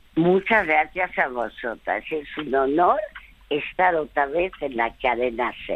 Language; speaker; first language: Spanish; non-native, fluent; French